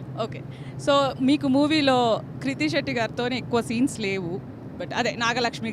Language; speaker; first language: Telugu; native; Telugu